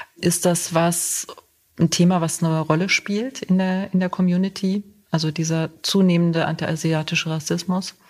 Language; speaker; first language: German; native; German